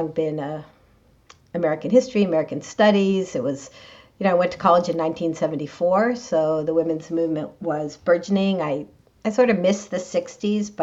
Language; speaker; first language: English; native; English